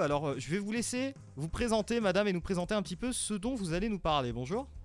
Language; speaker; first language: French; native; French